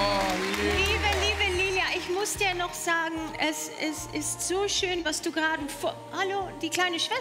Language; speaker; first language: German; native; German